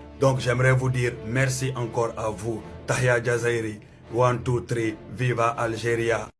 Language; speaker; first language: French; non-native, local second language; Wolof